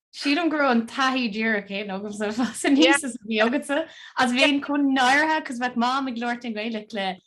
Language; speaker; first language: Irish; native; Irish